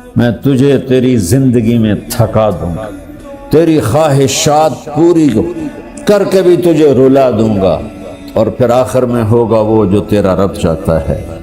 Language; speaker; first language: Urdu; non-native, local second language; Punjabi